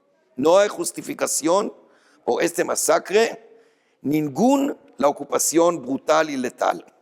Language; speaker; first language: Spanish; non-native, fluent; Hebrew